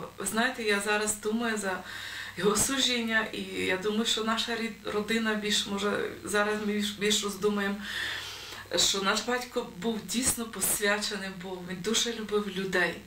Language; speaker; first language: Ukrainian; native; Ukrainian